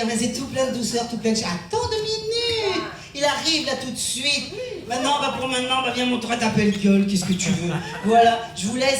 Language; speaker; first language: French; native; French